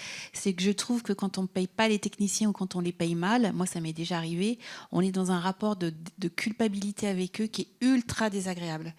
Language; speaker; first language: French; native; French